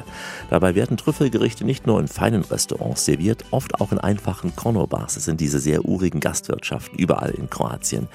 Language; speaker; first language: German; native; German